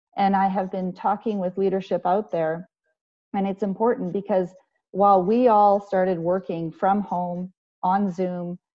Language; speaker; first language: English; native; English